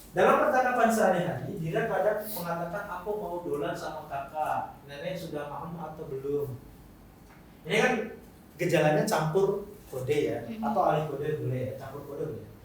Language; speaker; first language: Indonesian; non-native, local second language; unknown